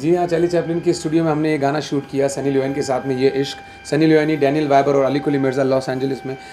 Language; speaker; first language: Hindi; native; Hindi